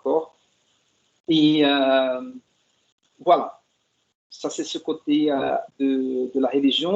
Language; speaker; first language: French; non-native, fluent; Portuguese